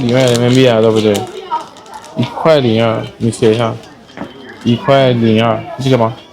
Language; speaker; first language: Chinese; non-native, learner; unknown